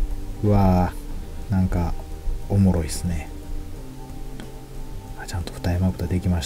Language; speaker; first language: Japanese; native; Japanese